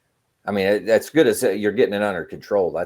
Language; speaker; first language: English; native; English